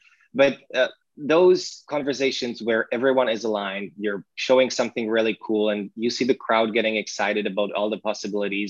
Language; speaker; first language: English; non-native, fluent; Czech